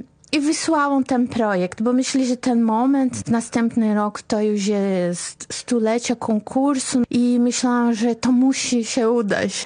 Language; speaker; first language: Polish; non-native, fluent; Portuguese